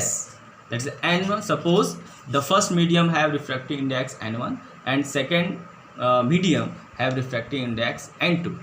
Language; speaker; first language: English; non-native, local second language; Hindi